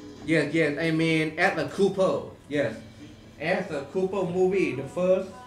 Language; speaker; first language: English; non-native, learner; Thai